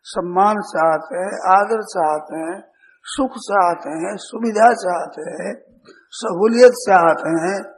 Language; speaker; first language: Hindi; native; Hindi